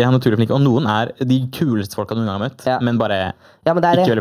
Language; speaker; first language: Norwegian; native; Norwegian